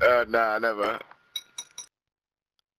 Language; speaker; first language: English; native; English